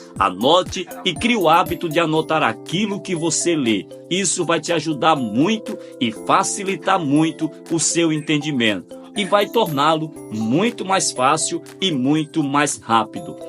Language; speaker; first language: Portuguese; native; Portuguese